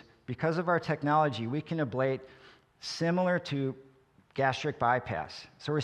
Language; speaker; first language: English; native; English